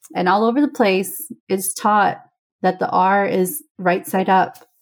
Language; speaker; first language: English; non-native, fluent; Spanish